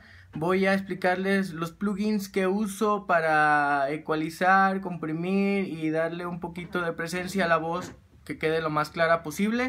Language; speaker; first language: Spanish; native; Spanish